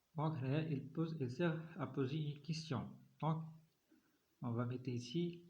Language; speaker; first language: French; non-native, local second language; Arabic